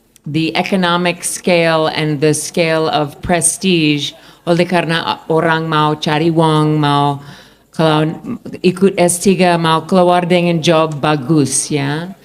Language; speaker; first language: Indonesian; non-native, fluent; English